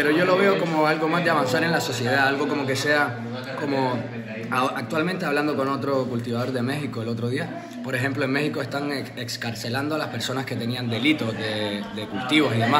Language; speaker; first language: Spanish; native; Spanish